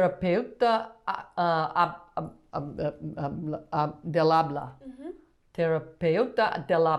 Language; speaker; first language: Spanish; non-native, learner; English